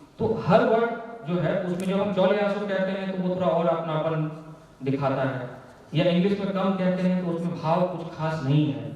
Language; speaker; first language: Hindi; non-native, local second language; Maithili